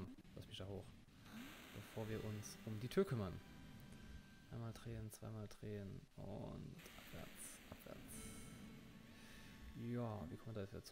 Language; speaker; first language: German; native; German